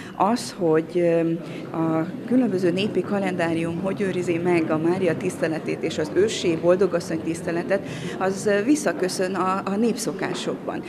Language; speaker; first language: Hungarian; native; Hungarian